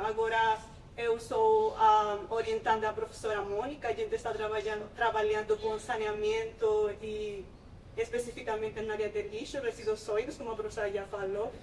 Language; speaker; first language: Portuguese; non-native, fluent; Spanish